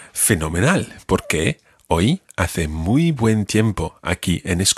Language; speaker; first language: Spanish; non-native, fluent; English